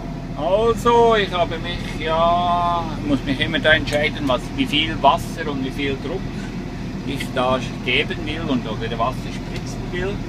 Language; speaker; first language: German; native; German